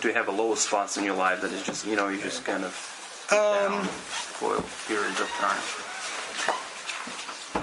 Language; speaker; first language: English; non-native, fluent; Russian